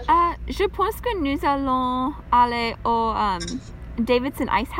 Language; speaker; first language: French; non-native, learner; English